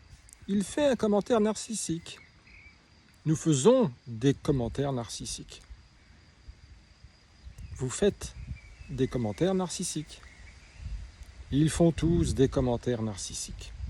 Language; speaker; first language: French; native; French